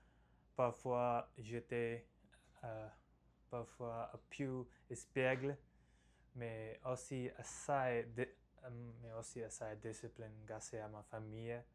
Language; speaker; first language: French; non-native, learner; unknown